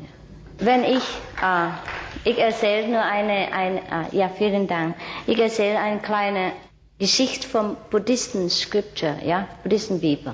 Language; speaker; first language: German; non-native, learner; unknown